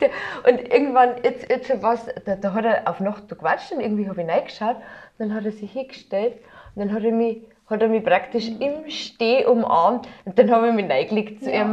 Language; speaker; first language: German; native; German